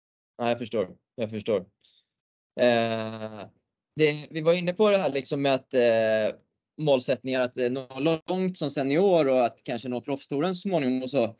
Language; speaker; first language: Swedish; native; Swedish